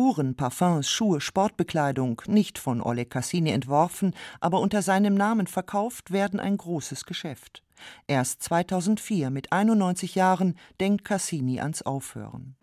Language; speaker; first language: German; native; German